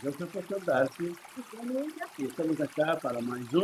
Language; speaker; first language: Spanish; non-native, fluent; Portuguese